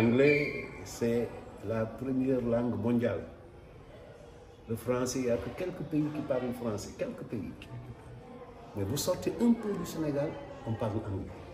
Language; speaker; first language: French; non-native, local second language; Wolof